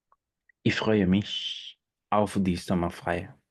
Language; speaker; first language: German; non-native, learner; Spanish